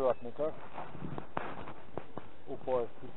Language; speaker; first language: Polish; non-native, learner; Ukrainian